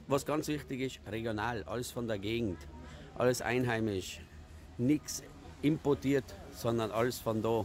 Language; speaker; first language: German; native; German